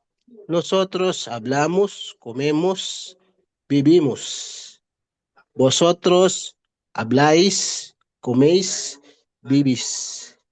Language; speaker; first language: Spanish; non-native, learner; Filipino